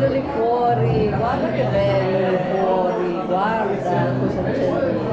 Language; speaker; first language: Italian; non-native, fluent; Filipino